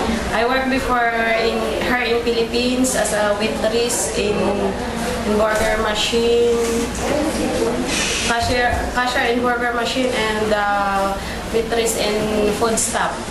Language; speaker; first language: English; non-native, learner; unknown